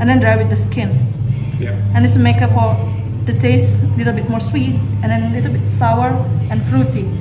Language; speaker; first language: English; non-native, learner; Indonesian